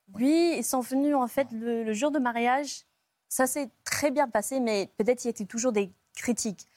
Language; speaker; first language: French; non-native, fluent; English